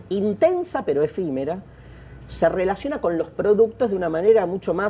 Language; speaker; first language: Spanish; native; Spanish